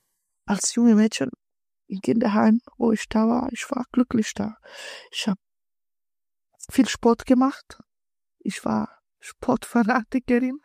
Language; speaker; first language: German; early bilingual, other home language; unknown